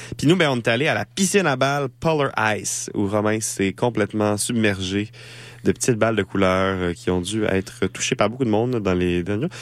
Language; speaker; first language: French; native; French